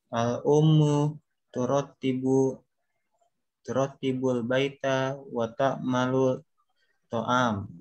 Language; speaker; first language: Arabic; non-native, learner; Indonesian